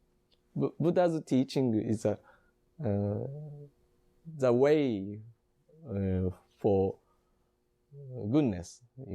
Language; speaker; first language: English; non-native, learner; Japanese